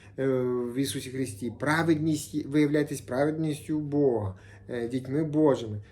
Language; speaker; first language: Ukrainian; native; Ukrainian